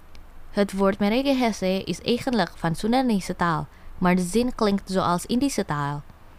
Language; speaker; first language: Dutch; non-native, fluent; Indonesian